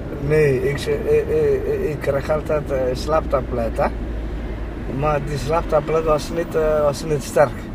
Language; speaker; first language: Dutch; non-native, learner; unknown